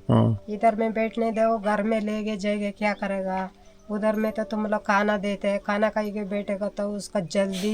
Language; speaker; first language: Hindi; non-native, local second language; Tibetan